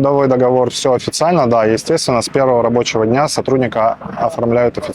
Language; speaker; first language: Russian; native; Russian